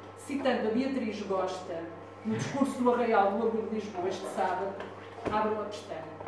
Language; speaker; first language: Portuguese; non-native, fluent; Italian